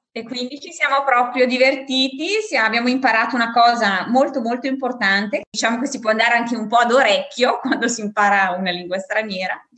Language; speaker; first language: Italian; native; Italian